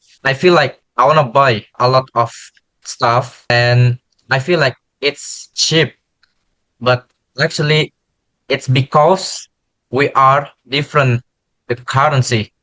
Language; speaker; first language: English; non-native, learner; Indonesian